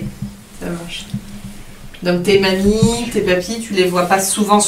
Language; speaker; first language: French; native; French